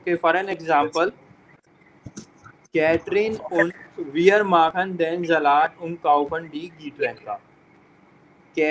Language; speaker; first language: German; non-native, fluent; Hindi